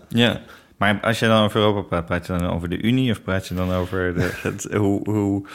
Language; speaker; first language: Dutch; native; Dutch